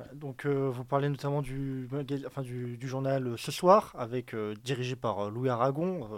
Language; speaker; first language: French; native; French